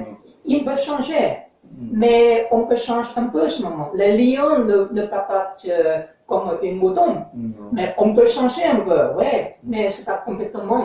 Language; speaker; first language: French; non-native, learner; English